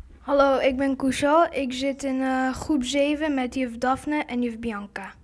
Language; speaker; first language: Dutch; early bilingual, other home language; English